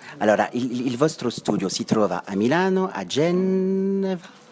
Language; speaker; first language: Italian; non-native, learner; French